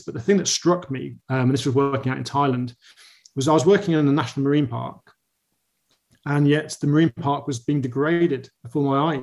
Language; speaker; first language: English; native; English